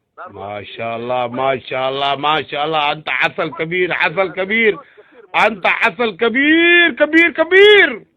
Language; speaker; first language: Arabic; non-native, learner; Somali